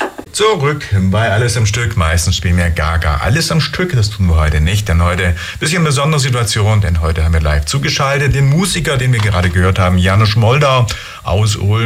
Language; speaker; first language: German; native; German